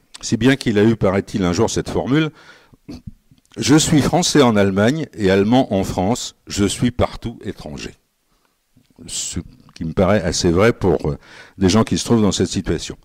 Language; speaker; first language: French; native; French